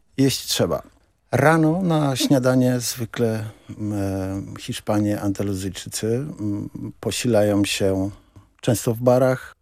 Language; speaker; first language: Polish; native; Polish